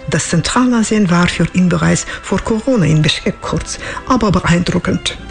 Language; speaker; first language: German; non-native, fluent; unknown